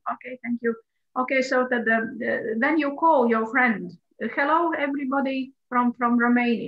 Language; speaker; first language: English; non-native, fluent; Croatian